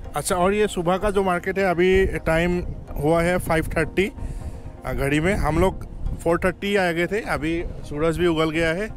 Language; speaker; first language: Hindi; non-native, local second language; Assamese